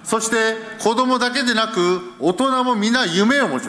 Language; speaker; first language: Japanese; early bilingual, heritage; Japanese